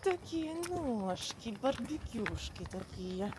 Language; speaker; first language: Ukrainian; non-native, local second language; Russian